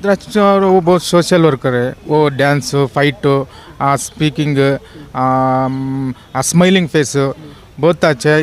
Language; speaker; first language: Hindi; non-native, local second language; Kannada